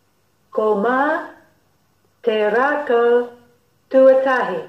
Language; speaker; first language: Māori; non-native, learner; English